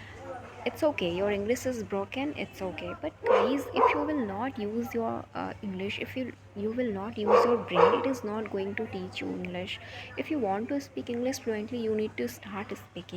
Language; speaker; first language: English; non-native, local second language; Hindi